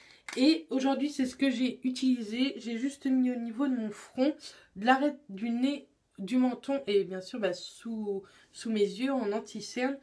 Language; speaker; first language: French; native; French